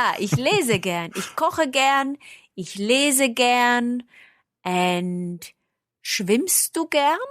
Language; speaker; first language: German; non-native, fluent; English